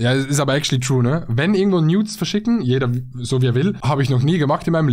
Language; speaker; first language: German; native; German